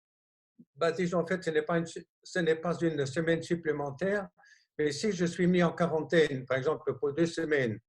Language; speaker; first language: French; non-native, local second language; Luxembourgish